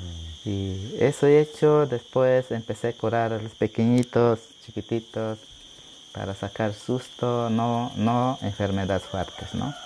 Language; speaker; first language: Spanish; non-native, local second language; Shipibo-Conibo